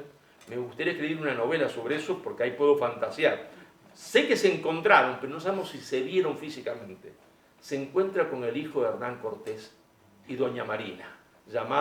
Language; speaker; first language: Spanish; native; Spanish